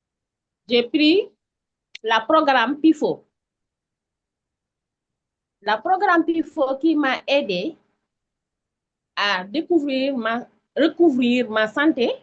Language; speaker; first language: French; non-native, local second language; Wolof